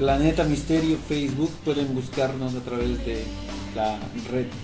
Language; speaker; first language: Spanish; native; Spanish